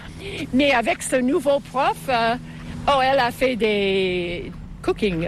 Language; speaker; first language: French; non-native, fluent; English